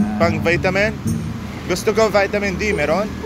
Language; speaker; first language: Filipino; non-native, learner; Arabic